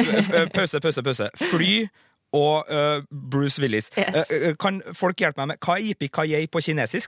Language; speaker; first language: Norwegian; native; Norwegian